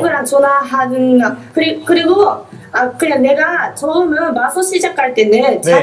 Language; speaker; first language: Korean; non-native, fluent; Japanese